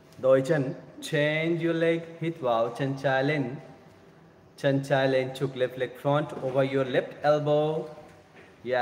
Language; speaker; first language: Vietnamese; non-native, learner; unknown